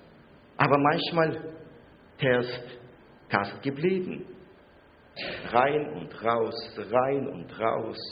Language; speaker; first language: German; non-native, fluent; Russian